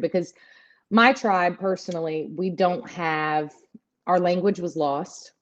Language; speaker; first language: English; native; English